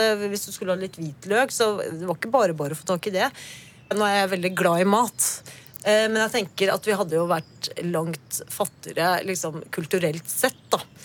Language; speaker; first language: Norwegian; early bilingual, other home language; Spanish